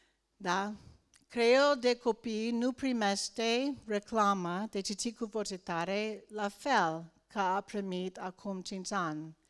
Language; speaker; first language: Romanian; non-native, learner; English